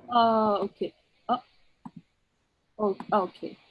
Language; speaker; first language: English; non-native, learner; Korean